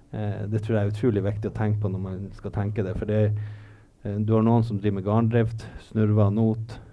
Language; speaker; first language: Norwegian; native; Norwegian